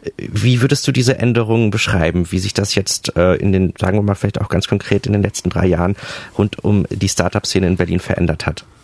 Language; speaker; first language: German; native; German